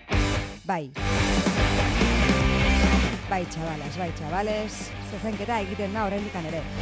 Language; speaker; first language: Basque; native; Basque